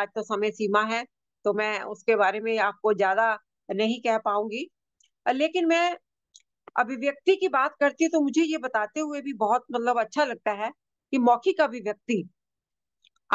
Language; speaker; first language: Hindi; native; Hindi